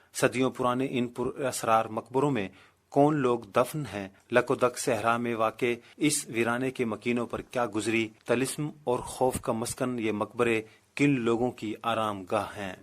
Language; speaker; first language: Urdu; non-native, local second language; Saraiki